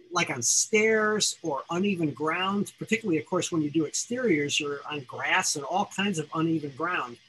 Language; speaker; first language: English; native; English